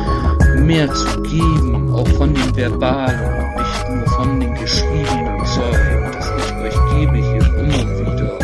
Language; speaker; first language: German; native; German